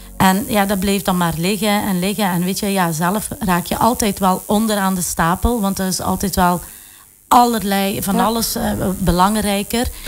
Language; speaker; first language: Dutch; early bilingual, other home language; Italian